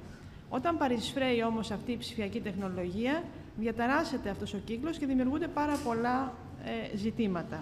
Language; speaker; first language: Greek; native; Greek